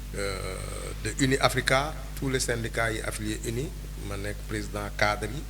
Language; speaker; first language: Wolof; non-native, local second language; Mandingo